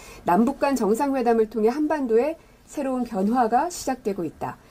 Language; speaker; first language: Korean; native; Korean